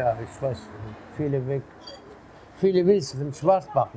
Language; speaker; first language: German; non-native, learner; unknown